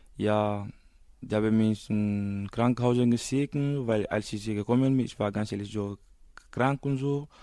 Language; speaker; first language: German; non-native, learner; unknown